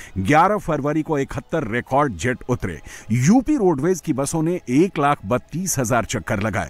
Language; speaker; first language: Hindi; native; Hindi